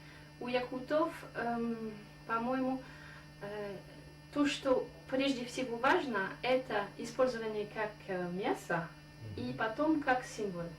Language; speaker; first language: Russian; non-native, fluent; French